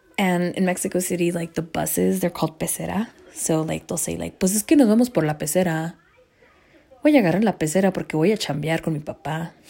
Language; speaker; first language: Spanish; early bilingual, heritage; Spanish